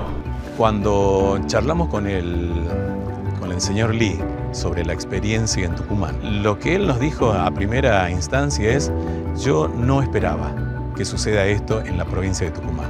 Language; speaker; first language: Spanish; native; Spanish